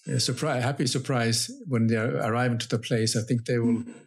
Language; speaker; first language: English; non-native, fluent; Finnish